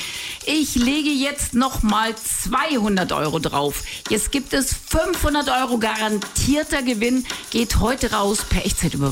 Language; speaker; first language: German; native; German